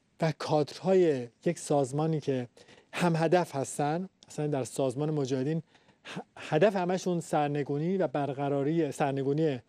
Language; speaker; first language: Persian; native; Persian